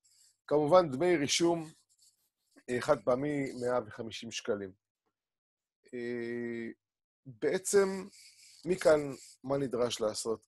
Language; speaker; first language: Hebrew; native; Hebrew